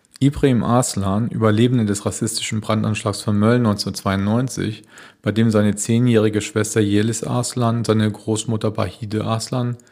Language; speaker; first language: German; native; German